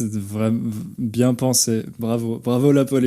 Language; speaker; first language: French; native; French